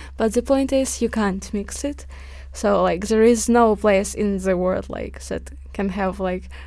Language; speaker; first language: English; early bilingual, other home language; Ukrainian